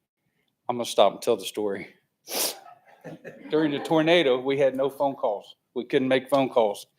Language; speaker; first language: English; native; English